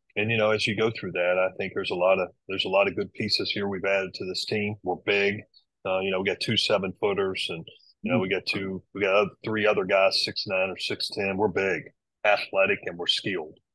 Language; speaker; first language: English; native; English